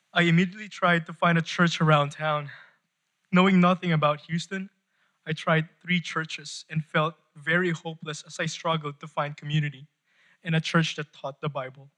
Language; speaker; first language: English; non-native, local second language; Filipino